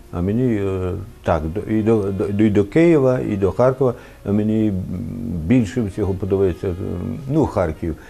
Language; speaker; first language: Ukrainian; non-native, fluent; French